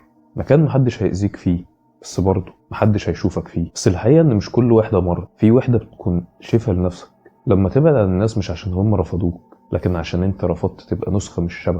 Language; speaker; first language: Arabic; native; Arabic